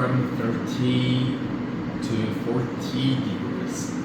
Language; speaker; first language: English; non-native, learner; Korean